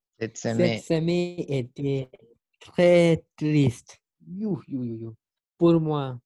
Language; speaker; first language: French; non-native, learner; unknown